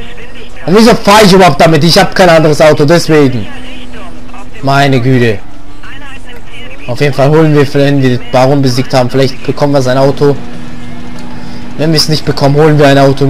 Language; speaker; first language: German; native; German